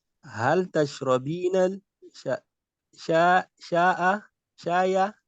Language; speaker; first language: Arabic; non-native, learner; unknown